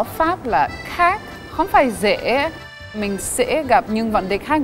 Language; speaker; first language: Vietnamese; non-native, fluent; French